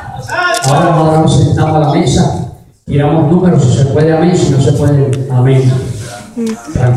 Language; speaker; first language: Spanish; native; Spanish